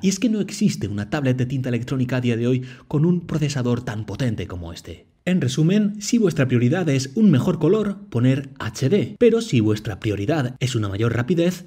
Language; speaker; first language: Spanish; native; Spanish